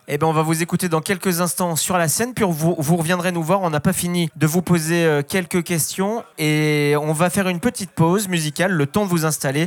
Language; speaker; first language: French; native; French